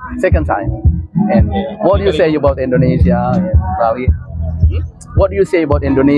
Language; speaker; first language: English; non-native, fluent; Indonesian